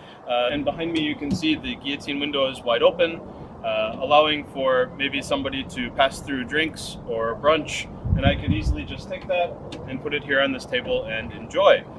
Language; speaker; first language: English; native; English